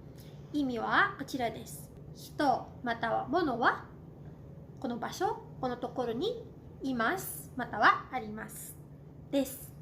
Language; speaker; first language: Japanese; non-native, fluent; Cebuano